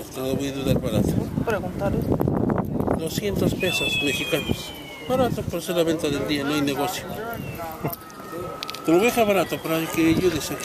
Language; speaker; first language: Spanish; native; Spanish